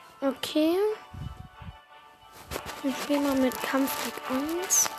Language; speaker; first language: German; native; German